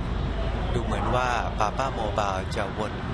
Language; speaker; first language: Thai; native; Thai